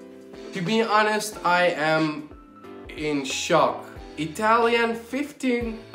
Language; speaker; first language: English; non-native, fluent; Armenian